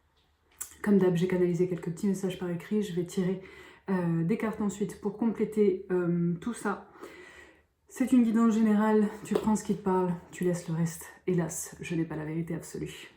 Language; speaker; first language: French; native; French